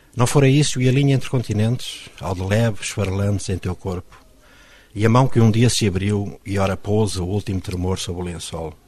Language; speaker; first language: Portuguese; native; Portuguese